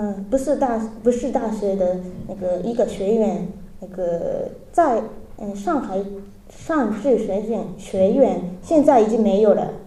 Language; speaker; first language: Chinese; non-native, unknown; Japanese